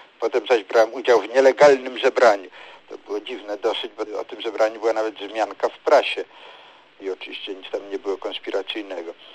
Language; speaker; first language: Polish; native; Polish